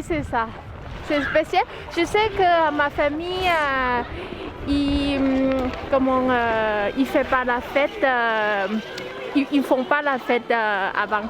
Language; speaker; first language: French; non-native, learner; Thai